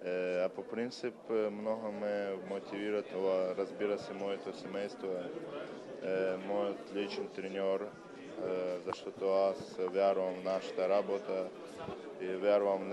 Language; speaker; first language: Bulgarian; non-native, learner; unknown